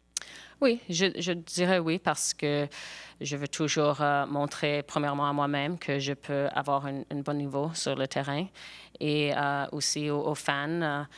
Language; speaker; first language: French; non-native, local second language; English